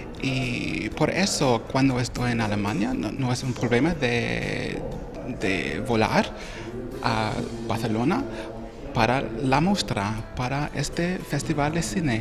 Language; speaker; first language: Spanish; non-native, learner; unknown